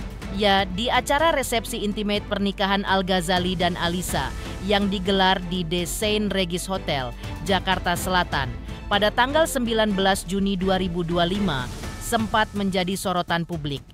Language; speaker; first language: Indonesian; native; Indonesian